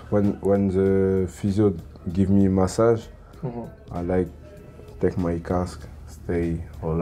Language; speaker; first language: English; non-native, learner; French